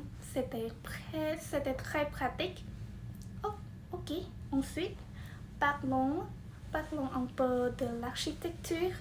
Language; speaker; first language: French; non-native, fluent; Vietnamese